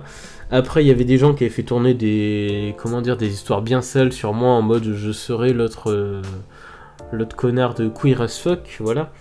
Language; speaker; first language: French; native; French